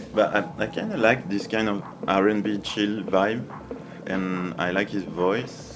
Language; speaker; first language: English; non-native, fluent; French